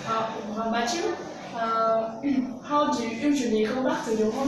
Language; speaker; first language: English; non-native, learner; Vietnamese